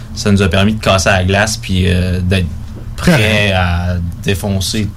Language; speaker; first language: French; native; French